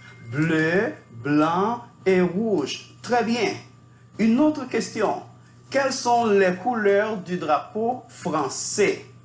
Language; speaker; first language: French; non-native, fluent; Spanish